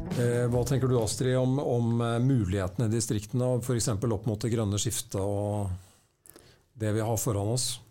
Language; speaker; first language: Norwegian; native; Norwegian